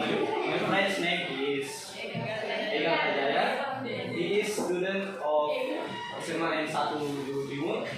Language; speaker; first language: English; non-native, learner; Indonesian